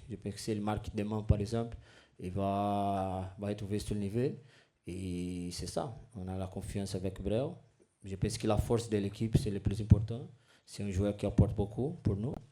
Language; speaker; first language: French; non-native, fluent; Portuguese